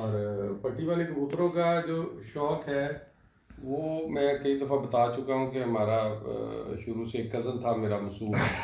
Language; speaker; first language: Urdu; non-native, local second language; Punjabi